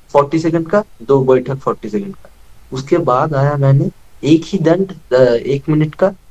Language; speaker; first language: Hindi; non-native, local second language; Bangla